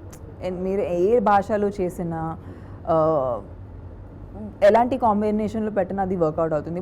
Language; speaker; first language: Telugu; non-native, fluent; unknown